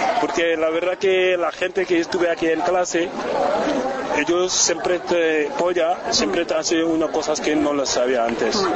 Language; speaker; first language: Spanish; non-native, learner; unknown